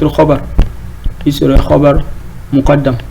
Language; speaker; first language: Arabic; non-native, fluent; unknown